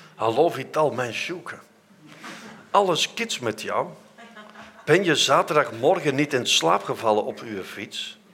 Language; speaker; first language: Dutch; native; Dutch